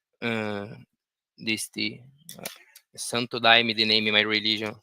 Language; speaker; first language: English; non-native, learner; Portuguese